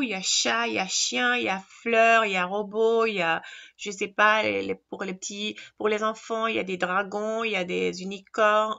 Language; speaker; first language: French; non-native, fluent; Spanish